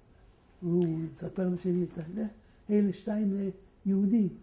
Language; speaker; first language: Hebrew; non-native, fluent; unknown